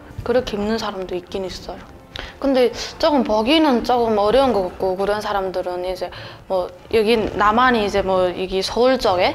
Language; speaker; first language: Korean; native; Korean